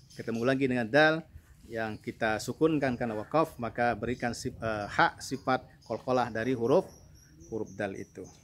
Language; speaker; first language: Malay; native; Malay